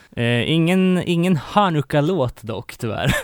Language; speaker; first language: Swedish; native; Swedish